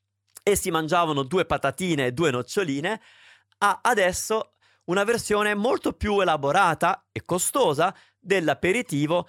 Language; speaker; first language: Italian; native; Italian